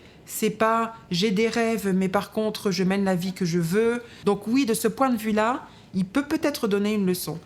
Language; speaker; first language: French; native; French